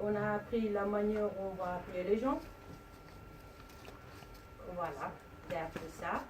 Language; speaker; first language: French; non-native, learner; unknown